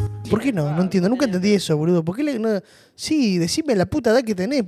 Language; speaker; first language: Spanish; native; Spanish